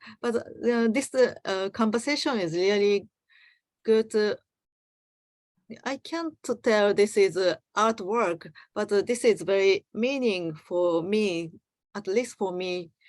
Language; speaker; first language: English; non-native, learner; Japanese